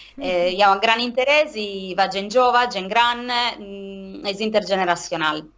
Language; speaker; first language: Catalan; non-native, local second language; Italian